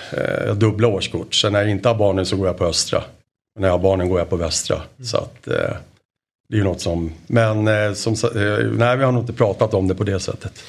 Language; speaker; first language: Swedish; native; Swedish